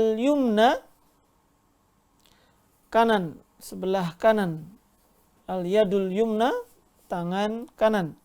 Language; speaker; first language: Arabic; non-native, fluent; Indonesian